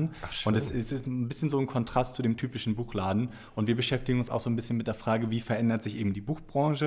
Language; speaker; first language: German; native; German